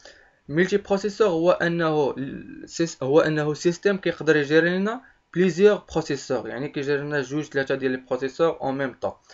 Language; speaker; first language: Arabic; native; Arabic